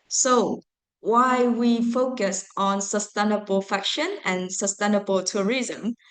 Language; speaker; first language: English; non-native, fluent; Vietnamese